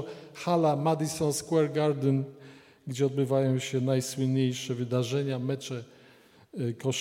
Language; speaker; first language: Polish; native; Polish